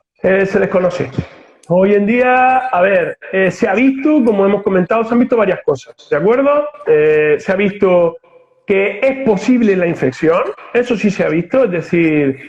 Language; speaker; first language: Spanish; native; Spanish